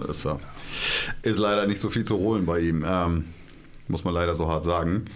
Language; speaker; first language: German; native; German